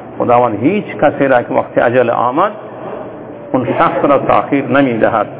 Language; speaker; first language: Persian; non-native, local second language; Baluchi